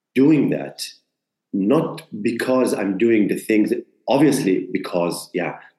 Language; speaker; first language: English; non-native, fluent; Hebrew